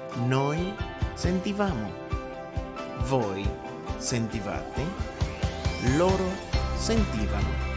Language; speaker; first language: Italian; non-native, fluent; Spanish